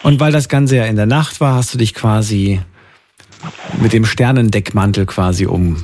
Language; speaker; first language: German; native; German